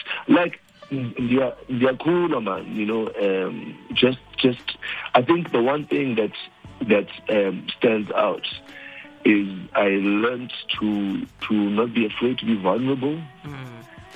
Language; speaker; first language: English; non-native, local second language; Xhosa